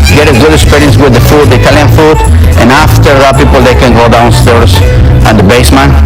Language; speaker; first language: English; non-native, fluent; Spanish